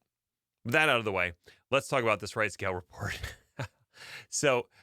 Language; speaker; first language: English; native; English